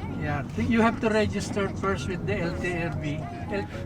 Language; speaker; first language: English; non-native, local second language; Filipino